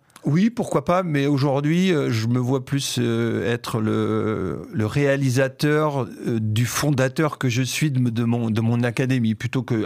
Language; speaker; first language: French; native; French